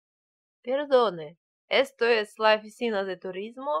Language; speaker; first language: Spanish; non-native, learner; Russian